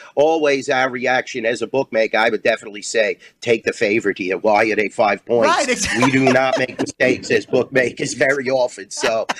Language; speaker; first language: English; native; English